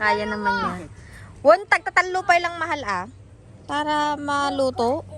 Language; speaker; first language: Filipino; non-native, local second language; Iloko